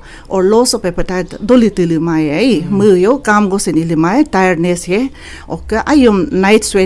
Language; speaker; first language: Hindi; non-native, local second language; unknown